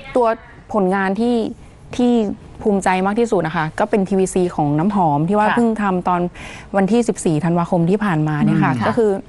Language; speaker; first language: Thai; native; Thai